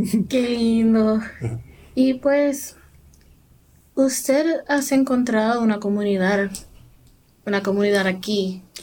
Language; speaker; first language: Spanish; non-native, learner; English